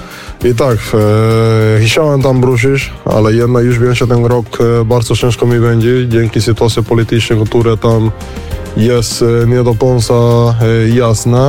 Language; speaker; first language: Polish; non-native, learner; Spanish